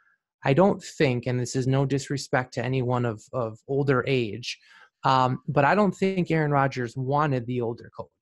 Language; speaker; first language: English; native; English